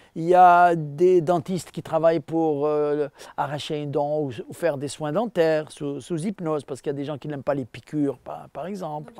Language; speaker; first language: French; non-native, local second language; Arabic